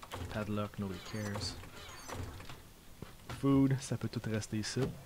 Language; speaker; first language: French; early bilingual, heritage; French